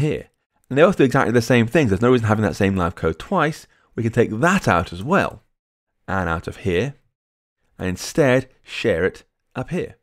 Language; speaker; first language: English; native; English